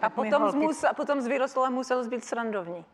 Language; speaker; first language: Czech; early bilingual, heritage; Czech